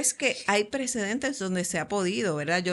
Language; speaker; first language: Spanish; native; Spanish